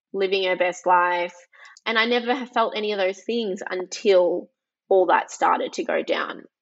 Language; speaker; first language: English; early bilingual, other home language; Greek